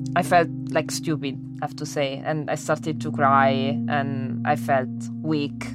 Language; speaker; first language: English; non-native, fluent; Italian